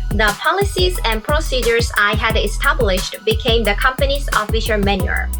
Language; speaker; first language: English; non-native, fluent; Korean